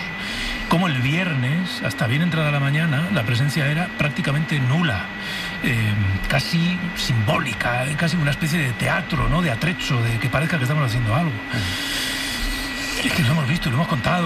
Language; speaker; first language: Spanish; native; Spanish